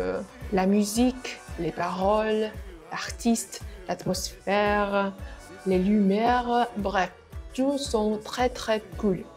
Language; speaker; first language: French; non-native, learner; Vietnamese